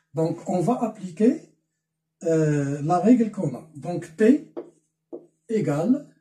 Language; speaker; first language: French; non-native, local second language; Arabic